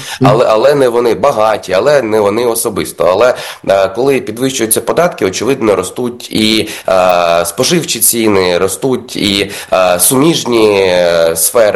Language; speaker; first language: Ukrainian; native; Ukrainian